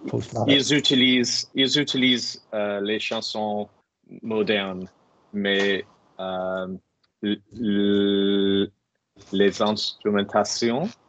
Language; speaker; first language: French; non-native, learner; English